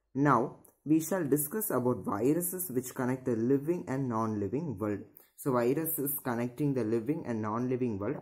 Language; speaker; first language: English; non-native, local second language; Tamil